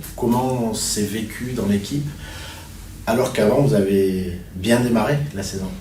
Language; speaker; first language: French; native; French